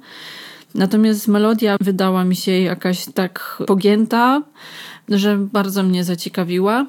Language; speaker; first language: Polish; native; Polish